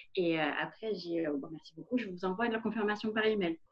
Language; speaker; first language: French; non-native, fluent; Vietnamese